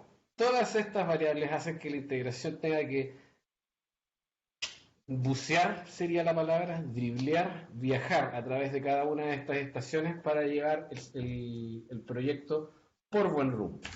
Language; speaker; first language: Spanish; native; Spanish